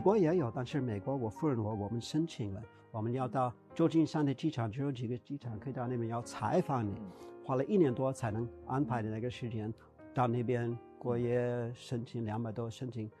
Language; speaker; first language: Chinese; non-native, fluent; English